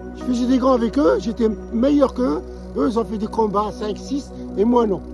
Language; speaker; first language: French; non-native, local second language; Arabic